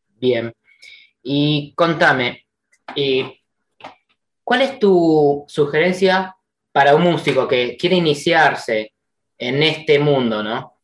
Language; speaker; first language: Spanish; native; Spanish